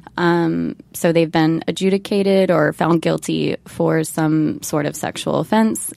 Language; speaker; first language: English; native; English